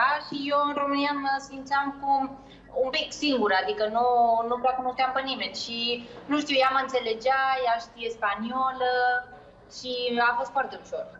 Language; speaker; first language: Romanian; early bilingual, heritage; Spanish